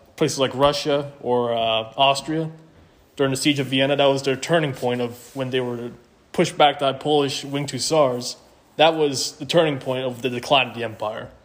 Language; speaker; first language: English; native; English